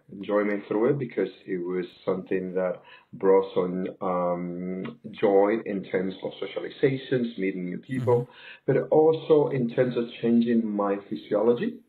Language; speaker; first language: English; native; English